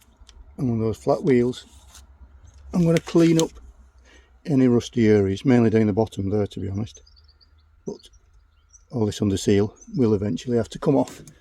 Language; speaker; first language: English; native; English